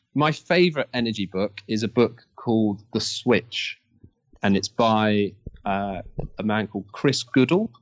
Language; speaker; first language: English; native; English